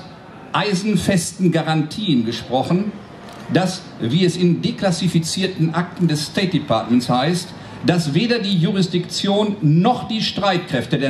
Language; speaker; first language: German; native; German